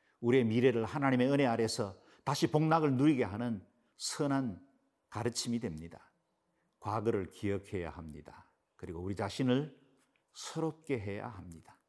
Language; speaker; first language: Korean; native; Korean